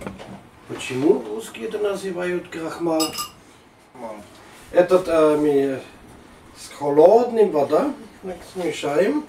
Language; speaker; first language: Russian; non-native, learner; German